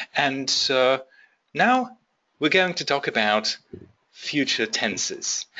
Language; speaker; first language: English; non-native, fluent; Polish